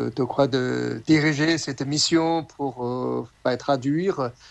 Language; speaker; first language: French; non-native, learner; Chinese